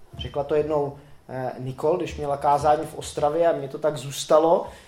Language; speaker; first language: Czech; native; Czech